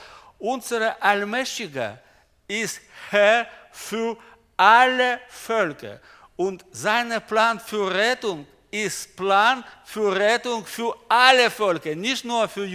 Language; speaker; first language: German; non-native, learner; Russian